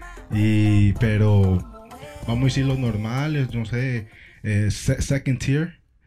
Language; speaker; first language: Spanish; early bilingual, heritage; Spanish